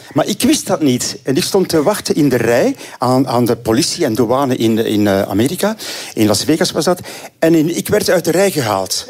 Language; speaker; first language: Dutch; native; Dutch